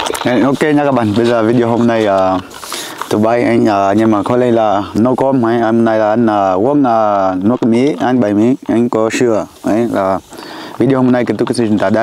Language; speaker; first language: Vietnamese; non-native, learner; Portuguese